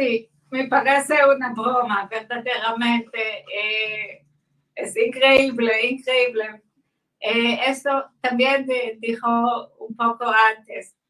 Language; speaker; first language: Spanish; non-native, fluent; Hebrew